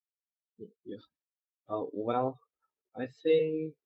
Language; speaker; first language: English; non-native, learner; Vietnamese